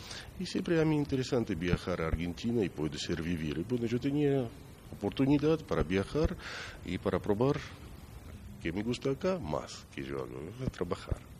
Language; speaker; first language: Spanish; non-native, learner; Georgian